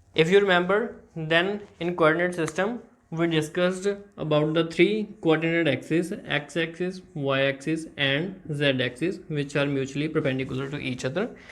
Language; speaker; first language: English; non-native, local second language; Punjabi